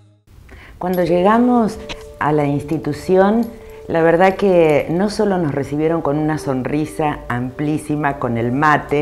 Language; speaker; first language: Spanish; native; Spanish